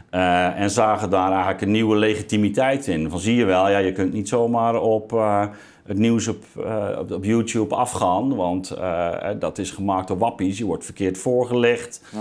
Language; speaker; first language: Dutch; native; Dutch